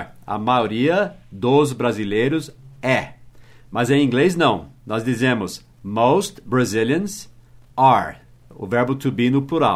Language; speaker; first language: Portuguese; non-native, fluent; English